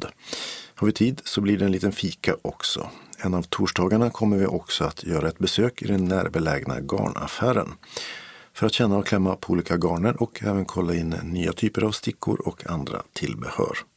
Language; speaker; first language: Swedish; native; Swedish